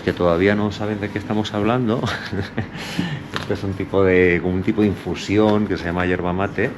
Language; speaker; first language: Spanish; native; Spanish